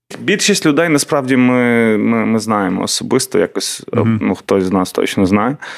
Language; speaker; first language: Ukrainian; native; Ukrainian